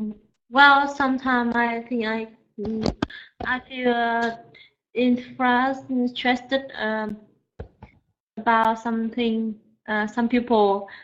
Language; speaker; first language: English; non-native, learner; Vietnamese